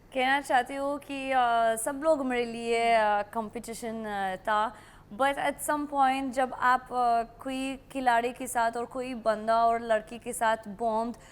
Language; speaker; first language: Hindi; non-native, learner; Arabic